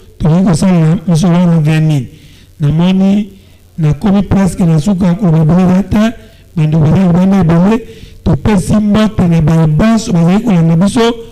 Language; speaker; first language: Lingala; native; Lingala